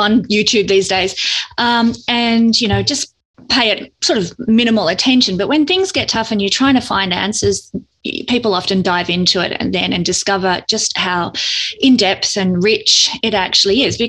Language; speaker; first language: English; native; English